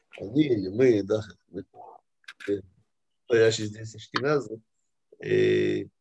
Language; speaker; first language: Russian; early bilingual, heritage; Russian